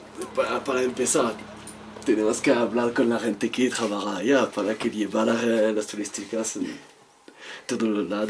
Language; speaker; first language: Spanish; non-native, learner; French